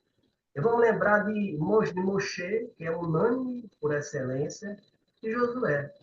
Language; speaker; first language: Portuguese; native; Portuguese